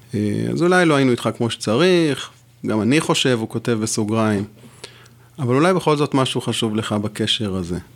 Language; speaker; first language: Hebrew; non-native, local second language; French